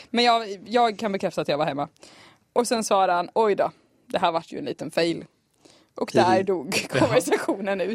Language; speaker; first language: Swedish; native; Swedish